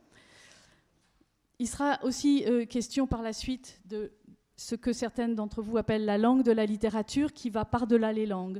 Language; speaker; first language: French; native; French